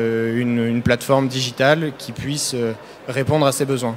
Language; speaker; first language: French; native; French